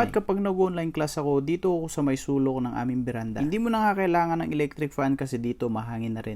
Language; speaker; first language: Filipino; native; Filipino